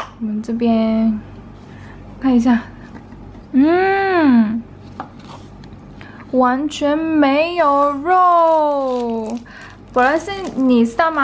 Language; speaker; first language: Chinese; non-native, fluent; Korean